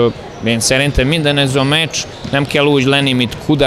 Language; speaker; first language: Hungarian; non-native, fluent; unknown